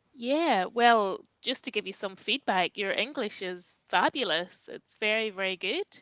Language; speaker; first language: English; native; English